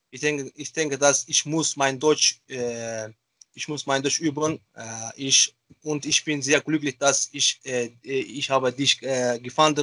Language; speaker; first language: German; non-native, learner; Azerbaijani